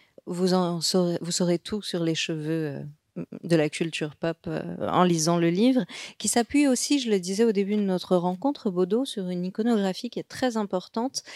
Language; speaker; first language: French; native; French